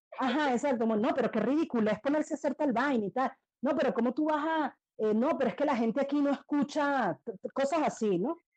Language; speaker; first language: Spanish; native; Spanish